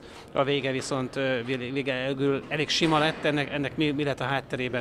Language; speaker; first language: Hungarian; native; Hungarian